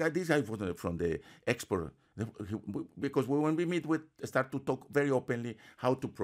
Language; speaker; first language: English; non-native, fluent; Spanish